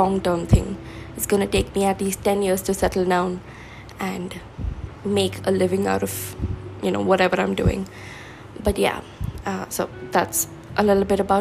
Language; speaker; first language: English; non-native, local second language; Hindi